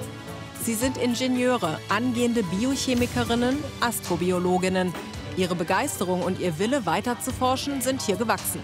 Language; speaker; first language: German; native; German